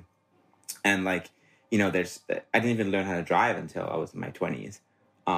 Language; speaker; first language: English; non-native, local second language; Cantonese